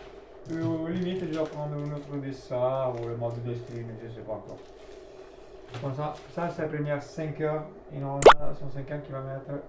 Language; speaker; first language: French; non-native, learner; Italian